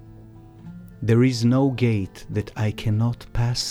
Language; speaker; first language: English; non-native, fluent; Hebrew